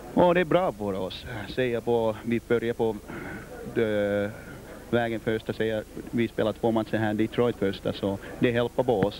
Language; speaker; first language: Swedish; non-native, learner; Finnish